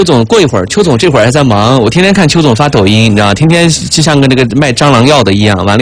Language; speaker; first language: Chinese; native; Chinese